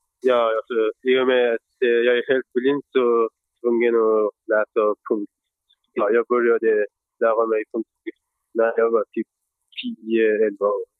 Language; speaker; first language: Swedish; non-native, fluent; Persian